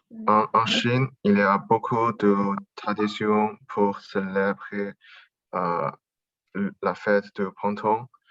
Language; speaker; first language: French; non-native, learner; Chinese